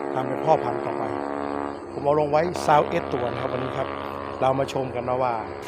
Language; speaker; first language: Thai; native; Thai